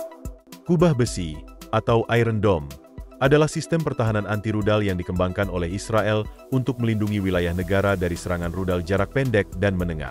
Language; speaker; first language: Indonesian; native; Indonesian